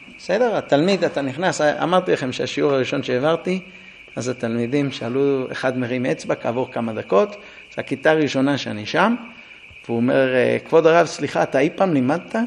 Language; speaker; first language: Hebrew; non-native, fluent; English